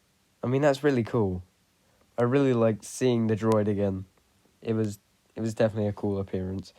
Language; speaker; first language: English; native; English